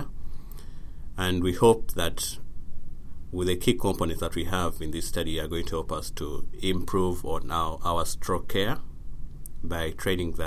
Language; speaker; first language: English; non-native, local second language; Ganda